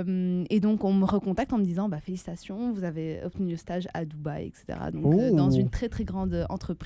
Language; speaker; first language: French; native; French